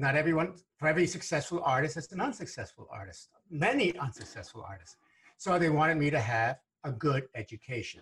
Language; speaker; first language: English; early bilingual, other home language; Spanish